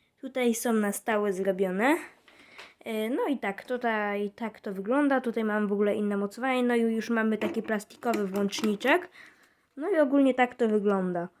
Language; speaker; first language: Polish; native; Polish